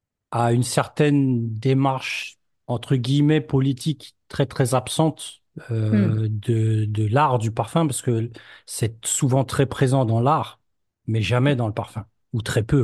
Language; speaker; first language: French; native; French